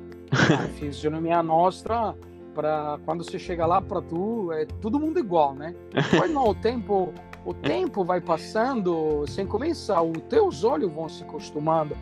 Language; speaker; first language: Portuguese; non-native, fluent; Italian